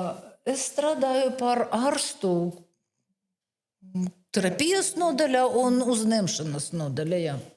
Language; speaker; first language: Latvian; non-native, learner; Russian